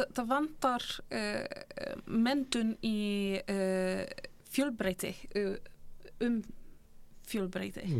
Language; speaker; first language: Icelandic; non-native, fluent; Polish